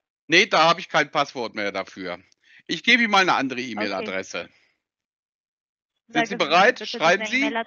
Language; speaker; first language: German; native; German